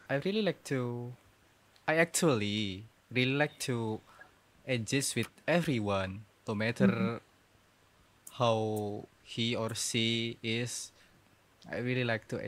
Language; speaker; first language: English; non-native, learner; Indonesian